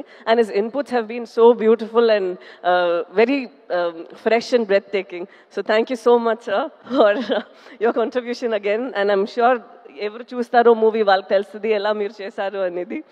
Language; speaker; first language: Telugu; non-native, local second language; Tamil